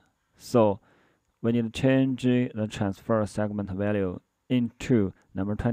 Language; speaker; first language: English; non-native, learner; Chinese